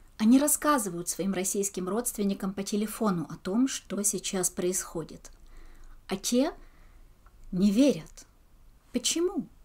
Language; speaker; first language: Russian; early bilingual, heritage; Russian